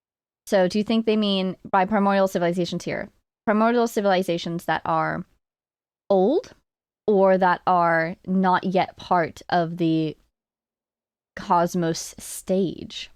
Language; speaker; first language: English; native; English